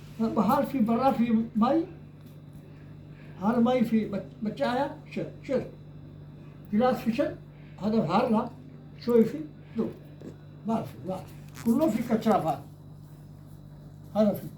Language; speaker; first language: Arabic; non-native, learner; Urdu